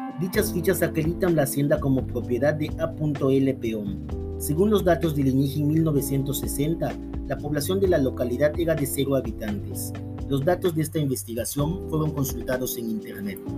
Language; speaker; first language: Spanish; native; Spanish